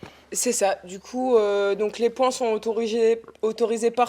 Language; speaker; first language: French; native; French